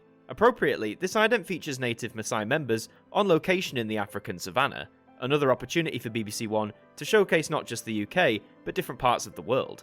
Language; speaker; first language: English; native; English